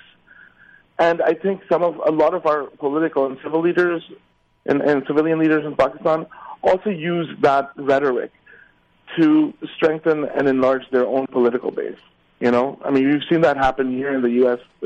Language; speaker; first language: English; non-native, local second language; Urdu